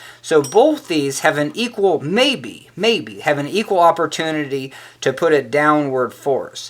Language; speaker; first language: English; native; English